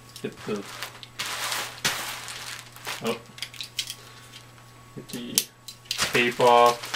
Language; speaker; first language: English; native; English